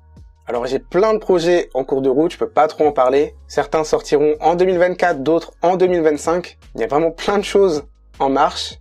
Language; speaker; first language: French; native; French